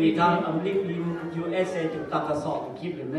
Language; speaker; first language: English; non-native, learner; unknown